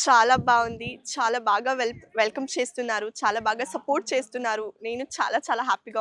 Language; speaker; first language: Telugu; non-native, learner; Kannada